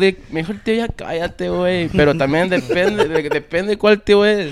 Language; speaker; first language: Spanish; early bilingual, heritage; Spanish